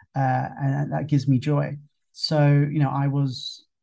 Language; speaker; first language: English; native; English